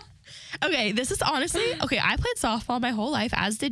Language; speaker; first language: English; native; English